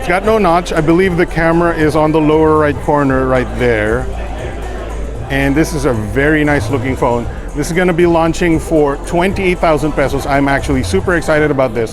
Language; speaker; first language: English; non-native, local second language; Filipino